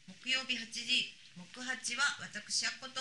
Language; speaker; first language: Japanese; native; Japanese